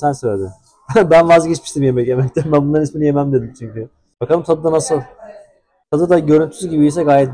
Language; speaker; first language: Turkish; native; Turkish